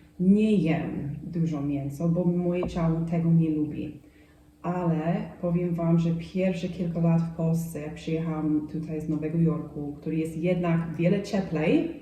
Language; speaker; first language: Polish; non-native, fluent; English